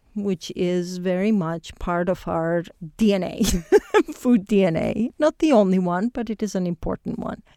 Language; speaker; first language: English; non-native, fluent; Greek